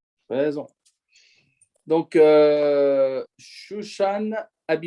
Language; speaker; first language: French; native; French